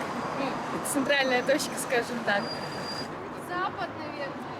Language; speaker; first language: Russian; native; Russian